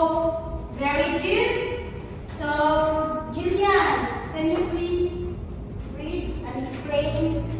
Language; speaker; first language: English; non-native, local second language; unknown